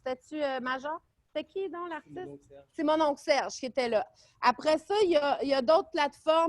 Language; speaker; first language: French; native; French